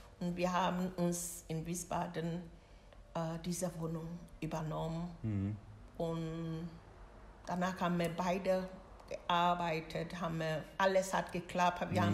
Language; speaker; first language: German; non-native, learner; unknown